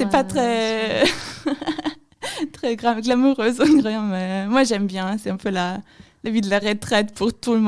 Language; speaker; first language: French; non-native, fluent; German